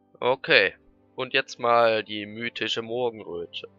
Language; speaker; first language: German; native; German